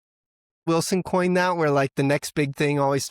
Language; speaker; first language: English; native; English